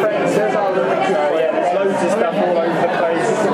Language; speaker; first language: English; native; English